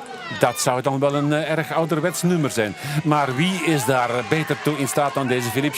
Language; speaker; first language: Dutch; native; Dutch